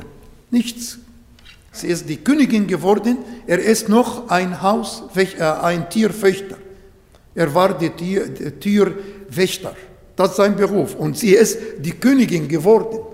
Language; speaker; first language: German; non-native, learner; Arabic